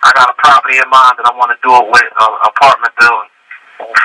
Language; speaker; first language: English; native; English